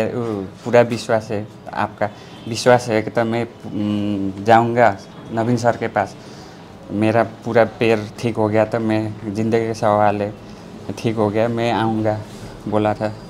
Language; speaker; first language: Hindi; non-native, learner; Nepali